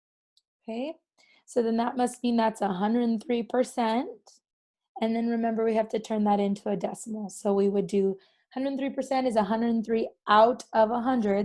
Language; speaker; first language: English; native; English